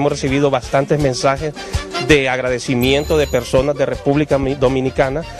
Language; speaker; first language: Spanish; native; Spanish